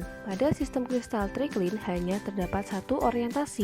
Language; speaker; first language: Indonesian; native; Indonesian